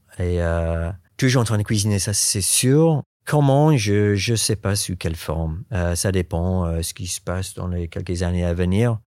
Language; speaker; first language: French; non-native, fluent; English